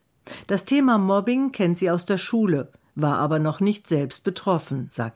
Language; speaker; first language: German; native; German